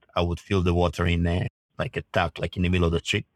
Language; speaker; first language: English; non-native, fluent; Russian